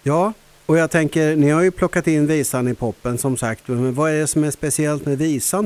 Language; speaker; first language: Swedish; native; Swedish